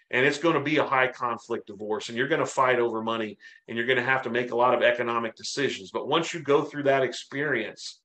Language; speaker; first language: English; native; English